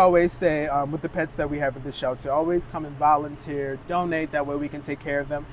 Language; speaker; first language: English; native; English